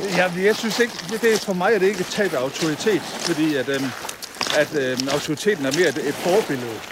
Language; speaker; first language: Danish; native; Danish